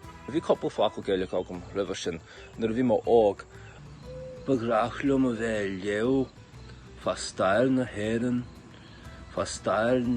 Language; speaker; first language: Irish; non-native, learner; English